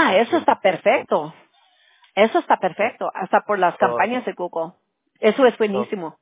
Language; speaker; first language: Spanish; early bilingual, heritage; Spanish